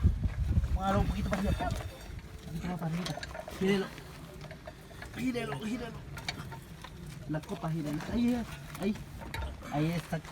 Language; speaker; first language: Spanish; native; Spanish